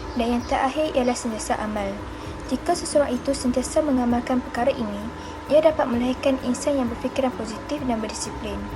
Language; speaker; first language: Malay; native; Malay